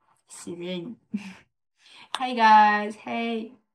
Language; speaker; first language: English; non-native, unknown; Russian